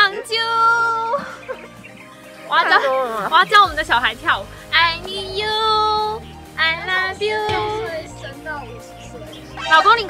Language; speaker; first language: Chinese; native; Chinese